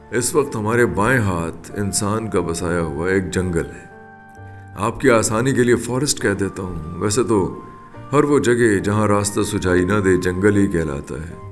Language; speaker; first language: Urdu; non-native, local second language; Punjabi